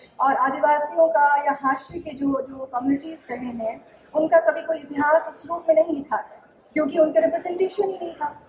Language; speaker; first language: Hindi; non-native, local second language; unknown